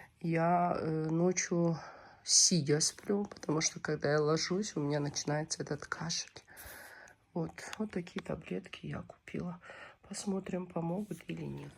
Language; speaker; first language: Russian; native; Russian